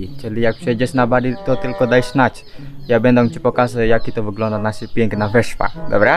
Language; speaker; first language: Polish; non-native, learner; Indonesian